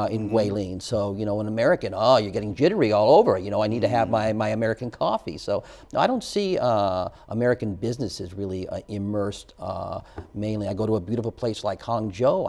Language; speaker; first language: English; native; English